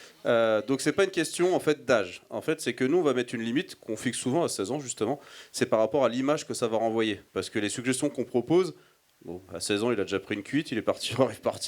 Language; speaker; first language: French; native; French